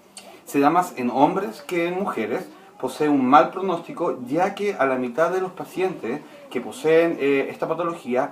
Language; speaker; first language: Spanish; native; Spanish